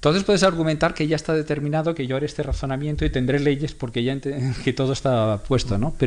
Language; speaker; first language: Spanish; non-native, local second language; Catalan